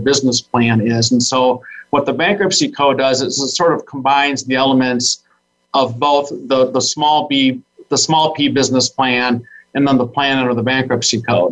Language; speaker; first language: English; native; English